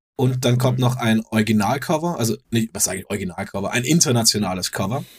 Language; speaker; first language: German; non-native, fluent; Danish